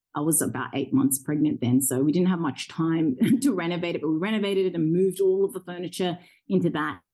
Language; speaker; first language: English; early bilingual, other home language; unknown